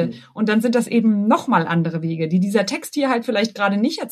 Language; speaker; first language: German; native; German